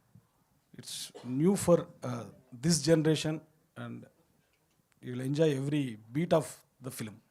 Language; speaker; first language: Telugu; native; Telugu